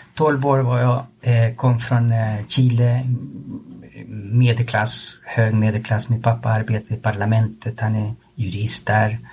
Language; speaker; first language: Swedish; early bilingual, other home language; Spanish